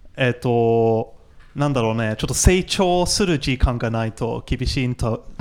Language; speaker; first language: Japanese; non-native, fluent; English